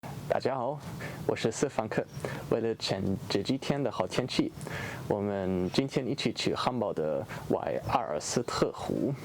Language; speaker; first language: Chinese; non-native, fluent; German